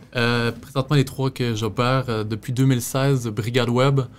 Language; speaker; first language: French; native; French